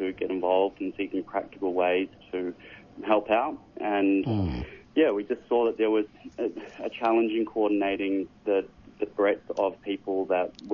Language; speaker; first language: English; native; English